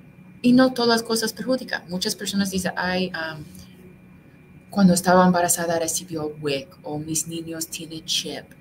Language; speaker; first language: Spanish; non-native, fluent; English